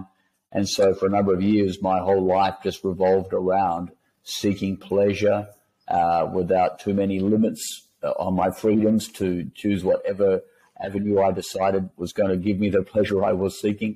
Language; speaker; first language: English; native; English